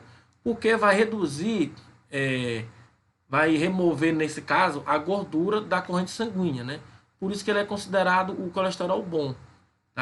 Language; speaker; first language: Portuguese; native; Portuguese